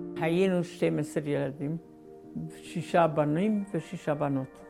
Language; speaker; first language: Hebrew; non-native, fluent; Hungarian